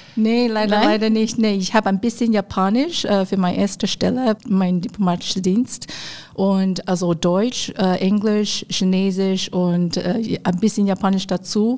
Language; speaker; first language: German; non-native, fluent; Chinese